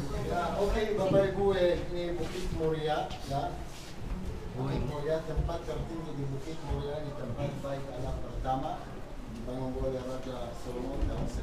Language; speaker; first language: Indonesian; non-native, fluent; Hebrew